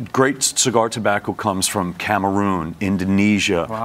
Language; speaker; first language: English; native; English